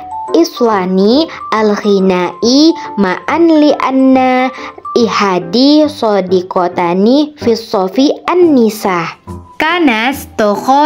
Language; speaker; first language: Arabic; non-native, learner; Indonesian